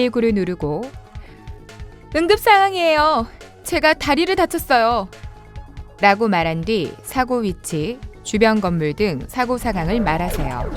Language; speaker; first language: Korean; non-native, fluent; Vietnamese